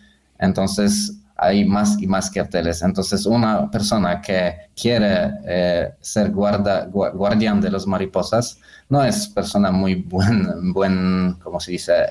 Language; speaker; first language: Spanish; non-native, learner; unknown